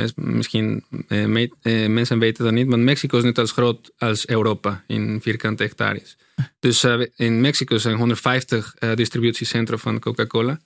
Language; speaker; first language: Dutch; non-native, fluent; Spanish